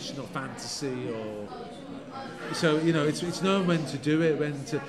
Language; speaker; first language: English; native; English